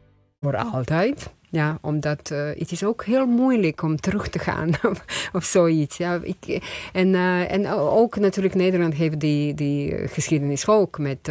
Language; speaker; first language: Dutch; non-native, fluent; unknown